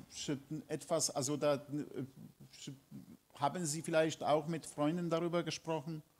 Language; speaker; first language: German; non-native, fluent; Polish